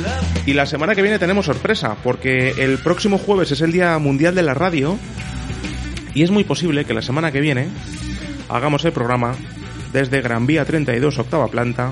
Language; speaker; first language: Spanish; native; Spanish